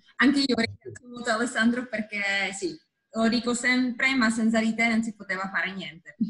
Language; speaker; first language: Italian; non-native, fluent; Czech